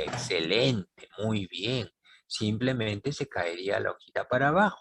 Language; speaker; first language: Spanish; native; Spanish